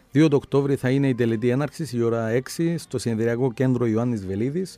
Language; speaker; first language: Greek; native; Greek